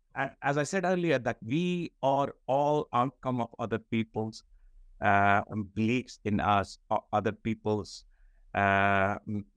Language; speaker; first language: English; non-native, local second language; Kashmiri